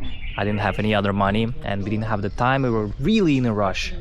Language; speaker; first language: English; non-native, fluent; Russian